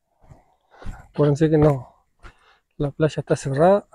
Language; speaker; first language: Spanish; native; Spanish